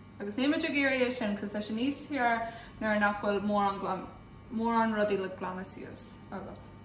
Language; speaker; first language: Irish; non-native, local second language; English